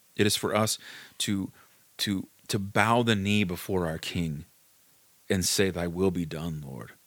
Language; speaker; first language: English; native; English